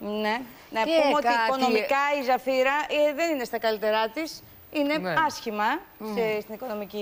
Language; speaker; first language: Greek; native; Greek